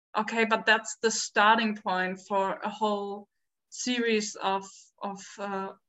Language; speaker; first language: English; non-native, fluent; German